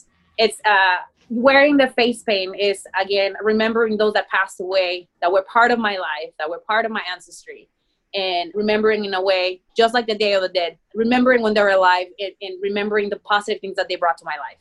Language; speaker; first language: English; non-native, fluent; Spanish